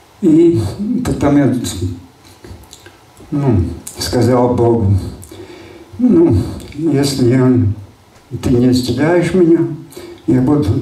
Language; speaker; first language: Russian; non-native, local second language; Latvian